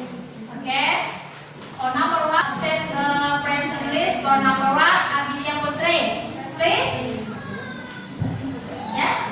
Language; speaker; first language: English; non-native, learner; Indonesian